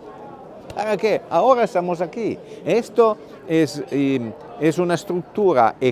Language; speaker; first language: Spanish; non-native, fluent; Italian